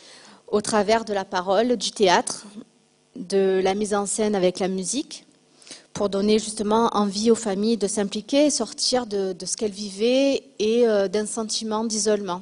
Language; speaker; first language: French; native; French